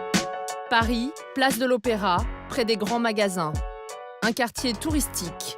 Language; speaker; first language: French; native; French